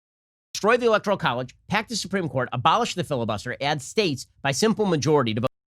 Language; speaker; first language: English; native; English